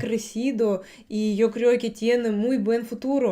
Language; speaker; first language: Spanish; non-native, fluent; Russian